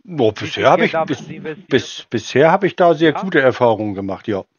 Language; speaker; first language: German; native; German